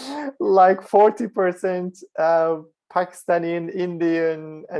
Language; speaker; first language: English; non-native, fluent; Turkish